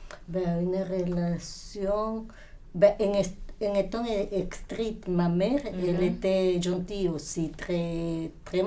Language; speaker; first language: French; non-native, fluent; Spanish